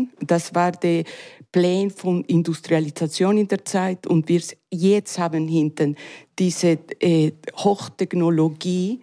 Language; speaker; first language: German; non-native, learner; Spanish